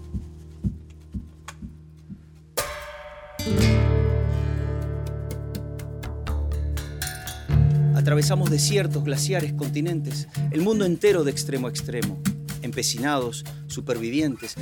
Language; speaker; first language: English; non-native, fluent; Spanish